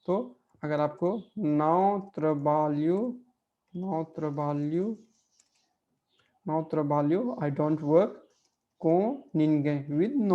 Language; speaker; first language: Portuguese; non-native, fluent; Hindi